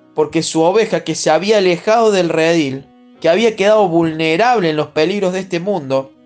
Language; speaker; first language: Spanish; native; Spanish